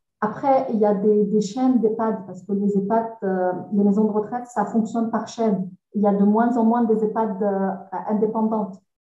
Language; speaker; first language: French; non-native, local second language; Arabic